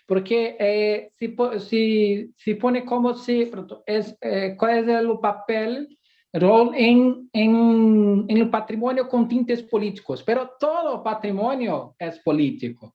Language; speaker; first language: Spanish; non-native, fluent; Portuguese